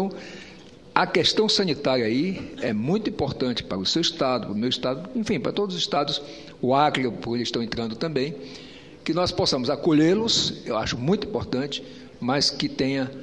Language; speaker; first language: Portuguese; native; Portuguese